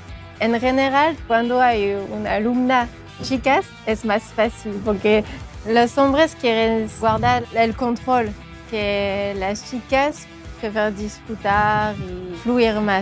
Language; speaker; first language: Spanish; non-native, learner; French